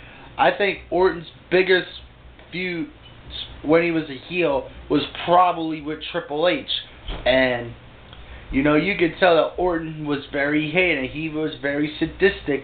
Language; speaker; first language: English; native; English